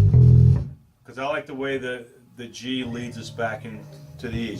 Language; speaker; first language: English; native; English